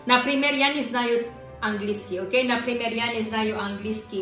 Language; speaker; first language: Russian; non-native, learner; Filipino